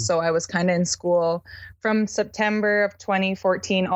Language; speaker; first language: English; native; English